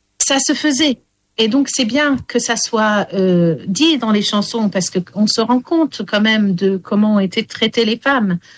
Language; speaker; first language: French; early bilingual, heritage; English